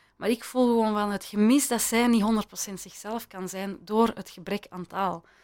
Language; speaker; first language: Dutch; early bilingual, other home language; Persian